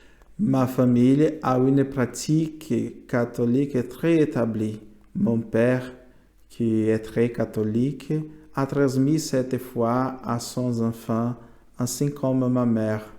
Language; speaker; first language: French; non-native, learner; Portuguese